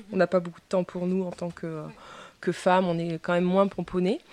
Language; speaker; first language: French; non-native, fluent; Spanish